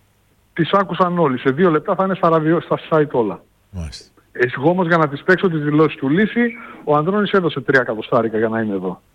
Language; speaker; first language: Greek; native; Greek